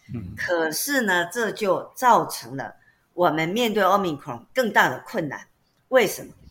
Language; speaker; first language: Chinese; native; Chinese